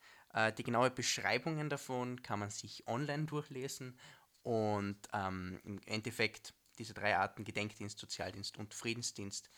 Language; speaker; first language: German; native; German